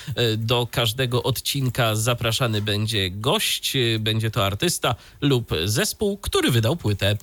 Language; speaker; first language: Polish; native; Polish